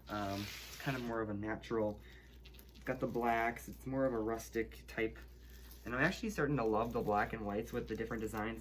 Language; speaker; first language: English; native; English